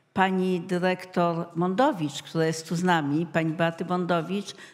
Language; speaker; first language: Polish; native; Polish